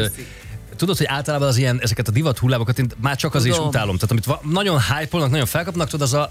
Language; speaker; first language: Hungarian; native; Hungarian